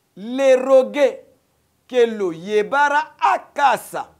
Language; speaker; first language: Spanish; non-native, fluent; French